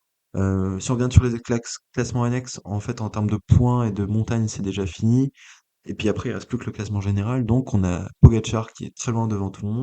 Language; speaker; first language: French; native; French